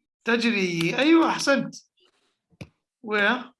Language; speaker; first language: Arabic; non-native, fluent; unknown